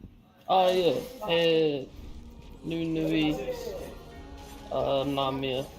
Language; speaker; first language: Māori; non-native, local second language; English